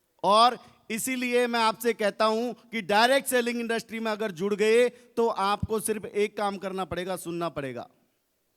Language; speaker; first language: Hindi; native; Hindi